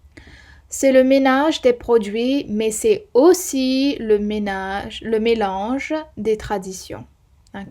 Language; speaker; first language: French; non-native, fluent; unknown